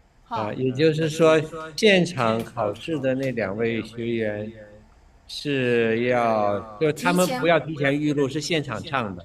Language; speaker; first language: Chinese; native; Chinese